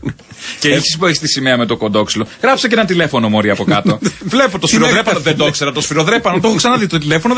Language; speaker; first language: Greek; native; Greek